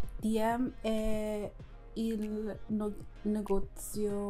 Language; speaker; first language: Italian; non-native, learner; English